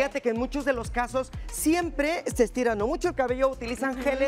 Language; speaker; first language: Spanish; native; Spanish